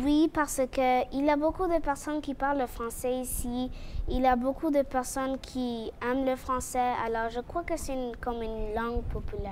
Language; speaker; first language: French; early bilingual, other home language; Spanish